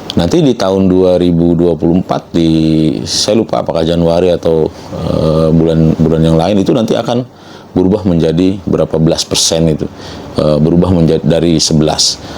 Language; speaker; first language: Indonesian; non-native, local second language; Sundanese